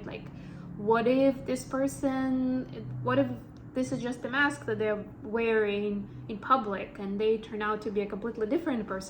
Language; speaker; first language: English; non-native, fluent; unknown